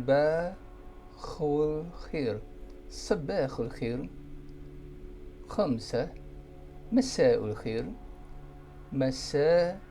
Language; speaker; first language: Arabic; non-native, fluent; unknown